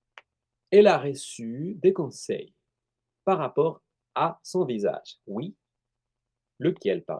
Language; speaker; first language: French; non-native, fluent; Spanish